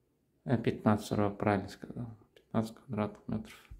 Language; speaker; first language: Russian; non-native, fluent; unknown